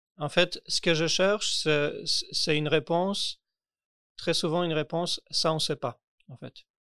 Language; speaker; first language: French; non-native, fluent; Polish